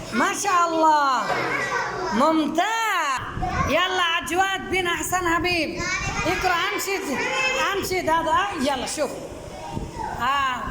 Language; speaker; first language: Arabic; non-native, fluent; Bangla